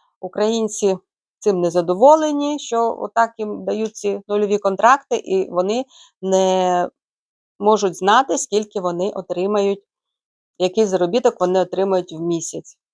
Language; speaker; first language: Ukrainian; native; Ukrainian